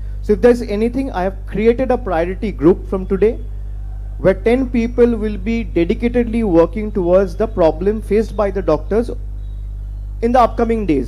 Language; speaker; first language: English; non-native, local second language; Bangla